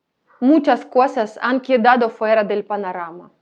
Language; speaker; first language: Spanish; non-native, learner; Ukrainian